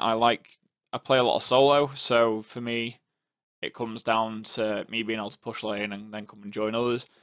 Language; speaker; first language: English; native; English